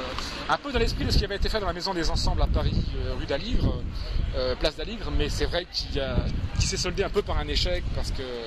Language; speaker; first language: French; native; French